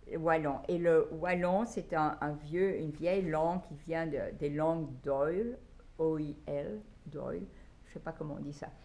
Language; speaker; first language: French; native; French